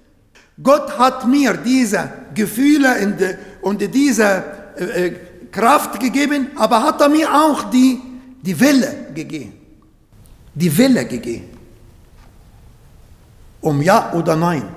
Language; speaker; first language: German; non-native, fluent; Arabic